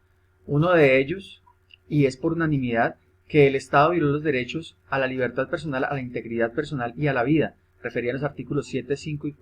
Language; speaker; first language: Spanish; native; Spanish